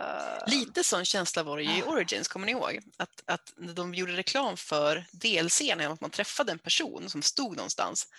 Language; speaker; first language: Swedish; native; Swedish